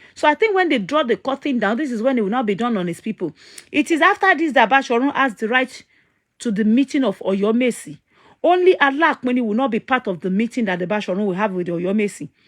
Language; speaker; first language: English; non-native, local second language; Yoruba